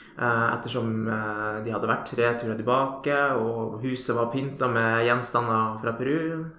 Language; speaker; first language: Norwegian; native; Norwegian